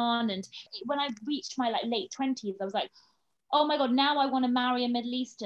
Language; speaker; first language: English; native; English